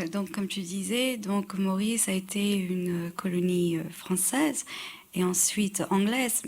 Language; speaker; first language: French; non-native, local second language; Morisyen